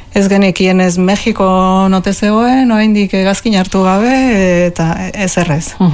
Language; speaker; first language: Basque; non-native, local second language; Spanish